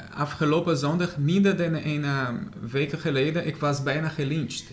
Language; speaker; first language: Dutch; non-native, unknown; Portuguese